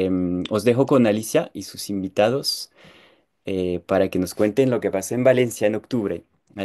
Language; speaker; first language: Spanish; non-native, fluent; French